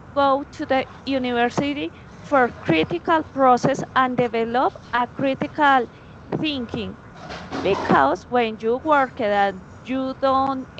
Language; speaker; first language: English; non-native, learner; Spanish